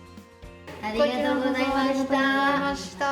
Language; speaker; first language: Japanese; non-native, fluent; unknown